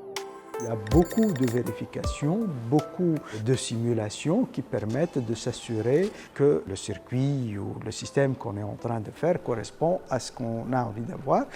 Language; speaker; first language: French; native; French